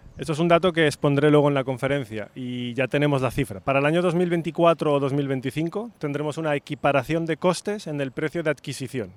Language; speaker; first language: Spanish; native; Spanish